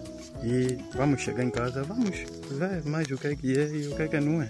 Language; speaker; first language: Portuguese; non-native, fluent; Vietnamese